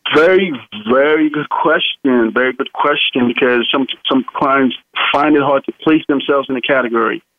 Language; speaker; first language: English; non-native, local second language; Yoruba